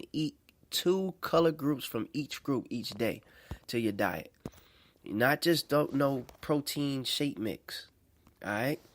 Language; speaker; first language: English; native; English